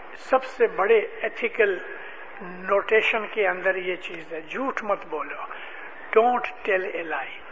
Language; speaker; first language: Urdu; non-native, local second language; Gujarati